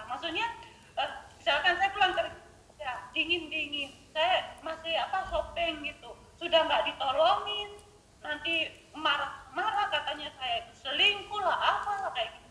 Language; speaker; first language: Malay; non-native, local second language; Javanese